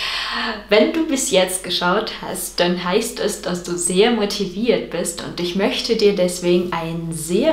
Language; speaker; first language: German; non-native, fluent; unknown